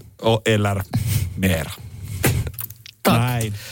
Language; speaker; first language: Swedish; non-native, learner; Finnish